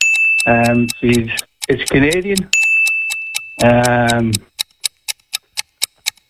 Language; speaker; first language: English; native; English